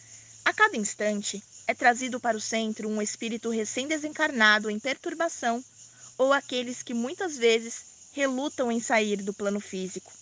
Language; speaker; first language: Portuguese; native; Portuguese